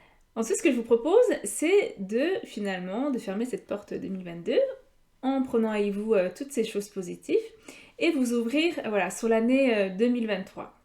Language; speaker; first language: French; native; French